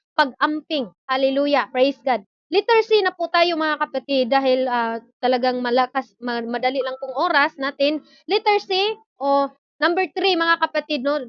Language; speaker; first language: Filipino; non-native, local second language; Cebuano